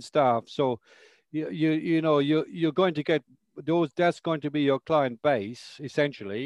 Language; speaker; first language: English; native; English